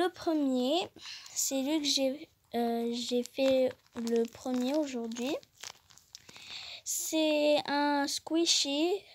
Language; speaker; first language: French; non-native, fluent; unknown